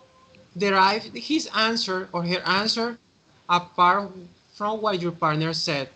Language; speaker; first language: English; non-native, fluent; Spanish